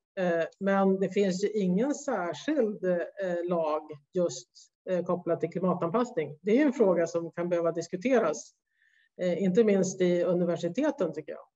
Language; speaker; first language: Swedish; native; Swedish